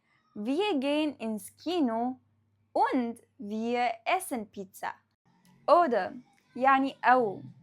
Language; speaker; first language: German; non-native, fluent; Arabic